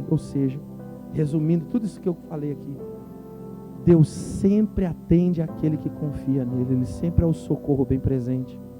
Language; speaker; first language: Portuguese; native; Portuguese